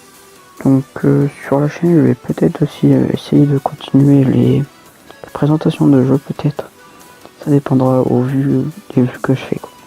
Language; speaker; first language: French; native; French